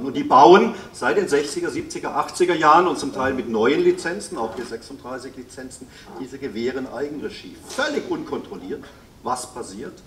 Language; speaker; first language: German; native; German